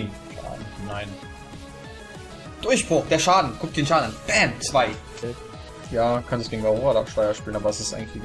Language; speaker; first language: German; native; German